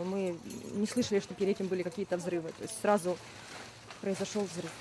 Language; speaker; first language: Russian; native; Russian